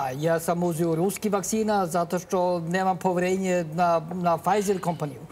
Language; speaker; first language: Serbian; non-native, learner; Norwegian